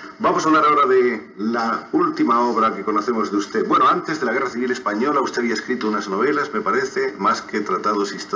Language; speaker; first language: Spanish; native; Spanish